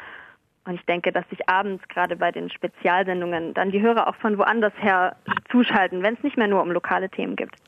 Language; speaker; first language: German; native; German